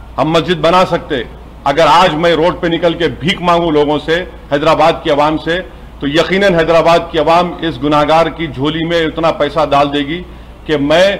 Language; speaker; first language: Urdu; native; Urdu